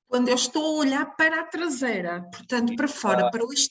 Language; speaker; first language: Portuguese; native; Portuguese